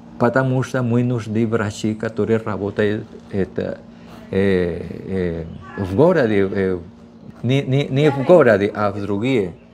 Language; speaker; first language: Russian; non-native, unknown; Spanish